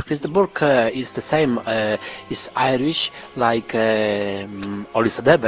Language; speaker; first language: English; non-native, learner; Polish